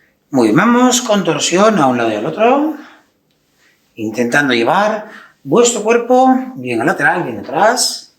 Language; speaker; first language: Spanish; native; Spanish